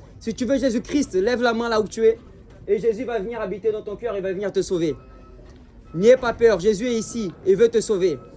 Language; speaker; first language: French; early bilingual, other home language; Portuguese